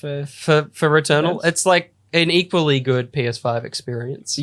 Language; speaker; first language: English; native; English